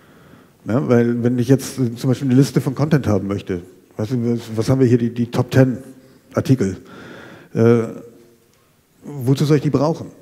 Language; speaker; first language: German; native; German